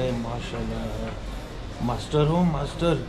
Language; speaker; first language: Hindi; non-native, learner; Pashto